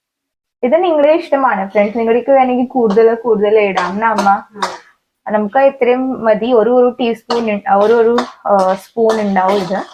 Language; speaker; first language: Malayalam; non-native, learner; Hindi